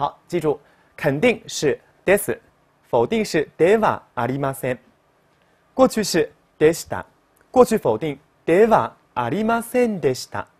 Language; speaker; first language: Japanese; non-native, fluent; Chinese